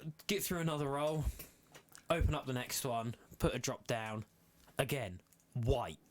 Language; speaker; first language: English; native; English